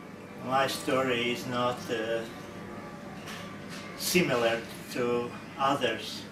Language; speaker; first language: English; non-native, learner; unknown